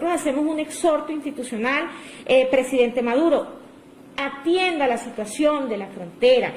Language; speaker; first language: Spanish; native; Spanish